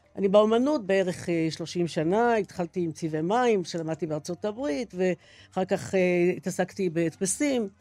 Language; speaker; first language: Hebrew; early bilingual, other home language; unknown